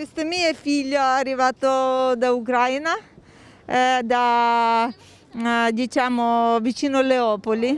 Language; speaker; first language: Italian; non-native, learner; Ukrainian